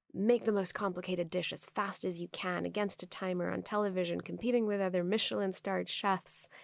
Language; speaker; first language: English; non-native, local second language; Urdu